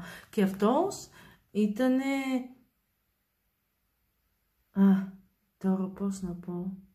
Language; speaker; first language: Greek; non-native, learner; Bulgarian